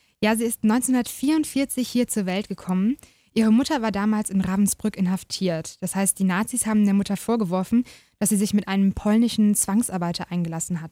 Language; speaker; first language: German; native; German